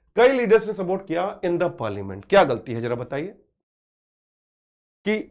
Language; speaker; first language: Hindi; native; Hindi